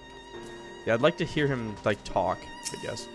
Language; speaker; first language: English; native; English